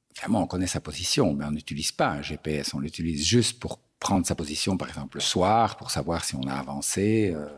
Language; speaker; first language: French; native; French